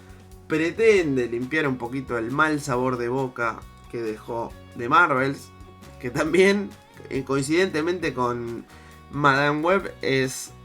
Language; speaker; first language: Spanish; native; Spanish